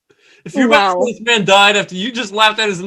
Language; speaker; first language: English; native; English